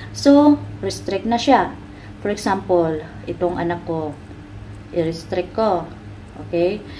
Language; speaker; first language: Filipino; non-native, local second language; Cebuano